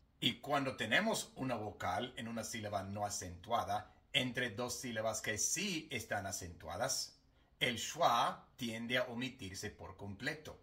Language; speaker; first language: Spanish; non-native, fluent; English